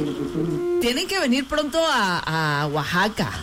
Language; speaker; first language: Spanish; native; Spanish